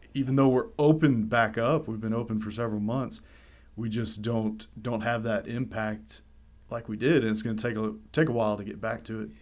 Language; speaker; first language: English; native; English